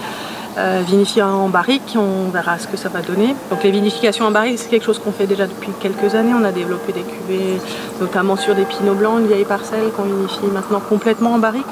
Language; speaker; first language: French; native; French